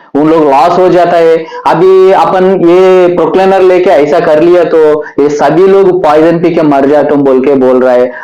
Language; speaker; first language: Hindi; non-native, local second language; Telugu